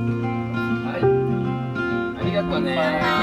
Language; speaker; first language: Japanese; native; Japanese